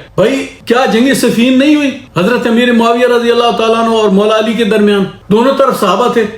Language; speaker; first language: Urdu; non-native, local second language; Punjabi